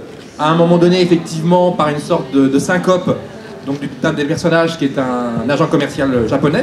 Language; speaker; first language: French; native; French